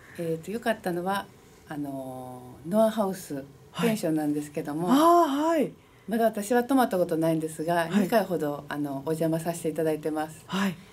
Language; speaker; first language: Japanese; native; Japanese